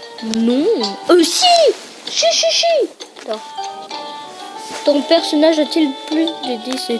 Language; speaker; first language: French; early bilingual, other home language; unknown